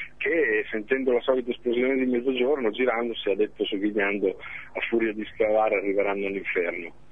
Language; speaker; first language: Italian; native; Italian